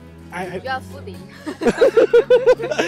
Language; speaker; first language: English; non-native, fluent; Chinese